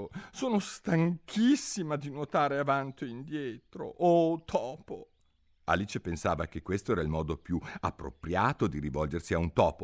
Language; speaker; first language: Italian; native; Italian